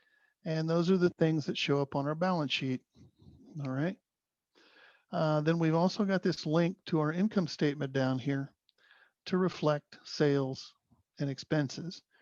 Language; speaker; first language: English; native; English